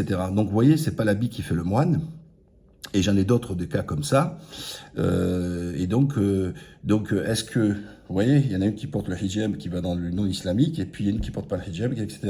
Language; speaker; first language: French; native; French